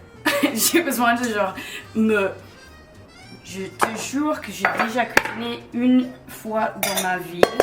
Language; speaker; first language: French; non-native, fluent; English